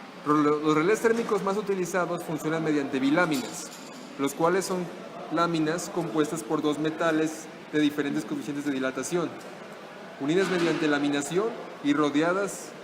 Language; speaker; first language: Spanish; native; Spanish